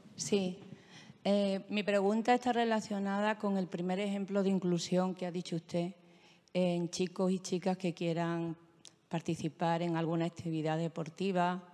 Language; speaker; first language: Spanish; native; Spanish